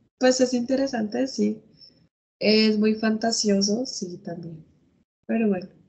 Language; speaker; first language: Spanish; native; Spanish